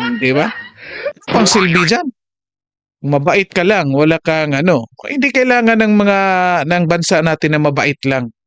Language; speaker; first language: Filipino; non-native, local second language; Cebuano